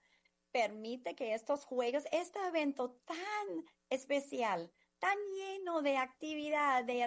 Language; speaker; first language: Spanish; non-native, fluent; English